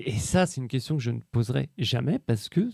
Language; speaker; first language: French; native; French